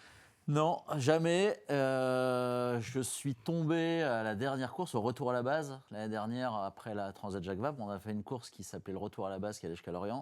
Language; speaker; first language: French; native; French